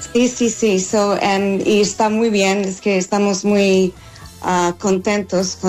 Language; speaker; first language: Spanish; non-native, fluent; English